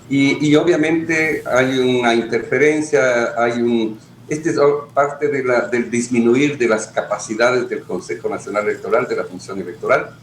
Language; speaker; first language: Spanish; native; Spanish